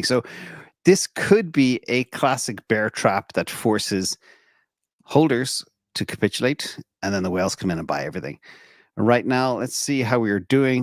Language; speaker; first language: English; native; English